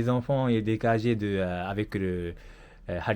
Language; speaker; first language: French; non-native, learner; Japanese